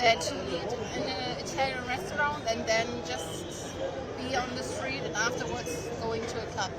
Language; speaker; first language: English; non-native, learner; German